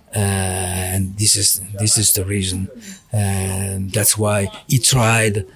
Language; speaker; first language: English; non-native, learner; Italian